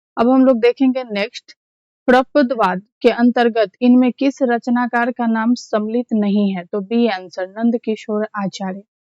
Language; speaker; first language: Hindi; native; Hindi